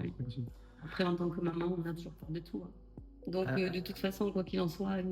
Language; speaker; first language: French; native; French